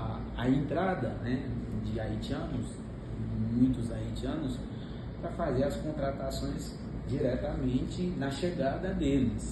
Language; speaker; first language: Portuguese; non-native, fluent; Haitian Creole